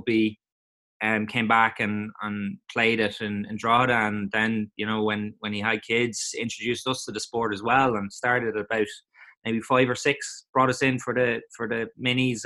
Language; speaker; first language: English; native; English